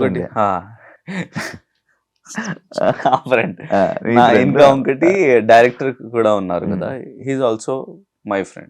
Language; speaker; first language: Telugu; non-native, learner; Hindi